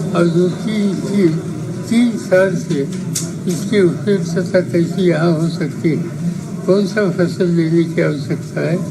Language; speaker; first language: Hindi; non-native, local second language; Marathi